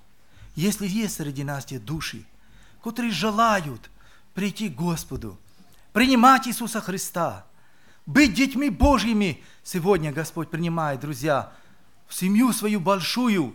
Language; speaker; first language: Russian; non-native, local second language; Romany